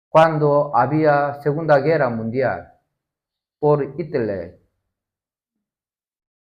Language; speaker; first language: Spanish; non-native, learner; Korean